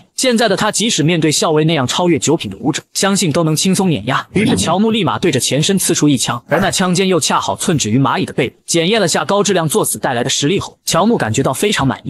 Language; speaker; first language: Chinese; native; Chinese